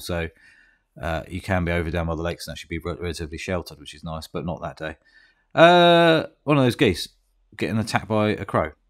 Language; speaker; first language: English; native; English